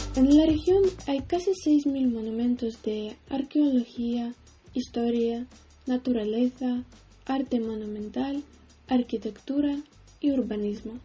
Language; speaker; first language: Spanish; non-native, fluent; Ukrainian